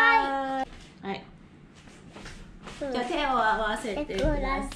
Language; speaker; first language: Japanese; native; Japanese